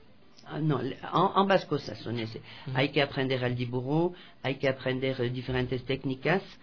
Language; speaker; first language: Spanish; non-native, fluent; French